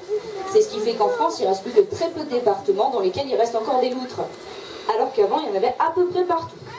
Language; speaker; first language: French; native; French